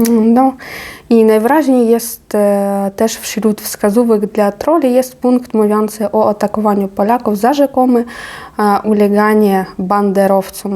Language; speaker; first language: Polish; non-native, fluent; Ukrainian